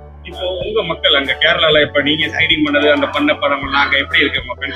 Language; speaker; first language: Tamil; native; Tamil